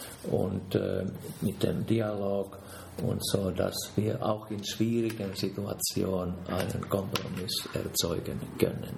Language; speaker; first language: German; non-native, fluent; Finnish